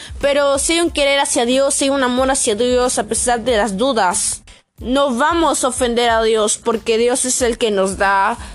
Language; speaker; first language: Spanish; native; Spanish